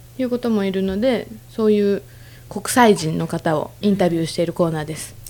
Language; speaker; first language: Japanese; early bilingual, other home language; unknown